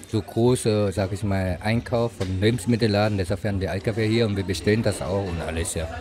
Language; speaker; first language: German; non-native, learner; Vietnamese